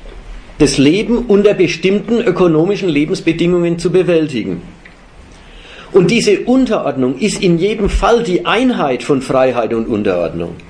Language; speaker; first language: German; native; German